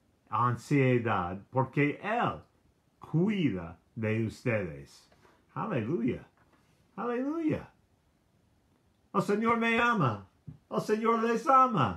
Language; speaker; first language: Spanish; non-native, learner; English